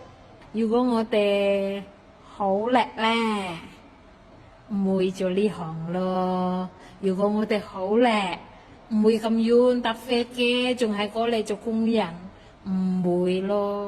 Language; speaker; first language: Cantonese; non-native, fluent; Indonesian